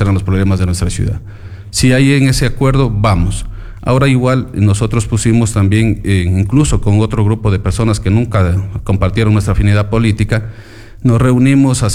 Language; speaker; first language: Spanish; native; Spanish